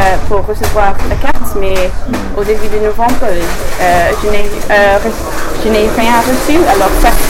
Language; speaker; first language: French; non-native, learner; English